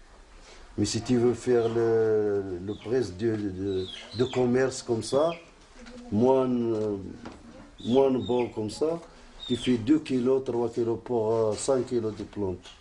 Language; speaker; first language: French; non-native, local second language; Arabic